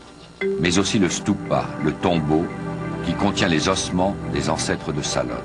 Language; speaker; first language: French; native; French